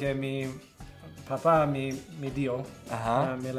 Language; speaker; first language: Spanish; non-native, fluent; English